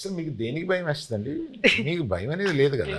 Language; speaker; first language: Telugu; native; Telugu